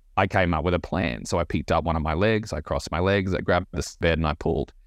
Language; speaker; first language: English; native; English